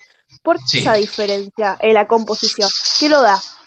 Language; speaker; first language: Spanish; native; Spanish